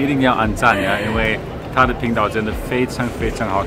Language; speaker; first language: Chinese; non-native, learner; German